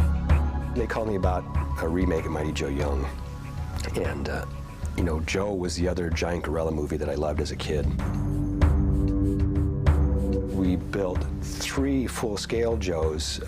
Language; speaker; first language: English; native; English